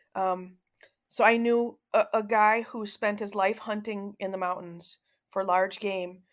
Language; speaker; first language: English; native; English